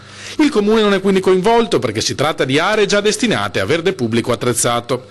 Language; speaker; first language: Italian; native; Italian